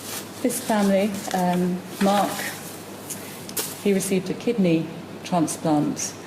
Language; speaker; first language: English; native; English